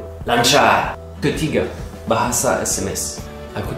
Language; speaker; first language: Indonesian; non-native, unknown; French